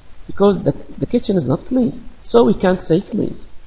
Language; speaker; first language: English; non-native, fluent; Arabic